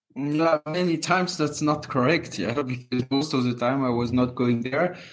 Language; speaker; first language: English; non-native, fluent; French